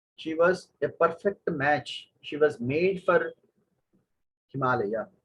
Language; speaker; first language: English; non-native, local second language; Kannada